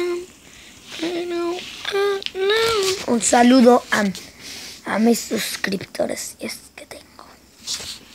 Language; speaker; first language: Spanish; native; Spanish